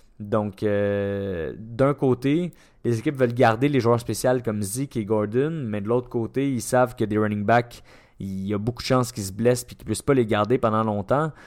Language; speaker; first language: French; native; French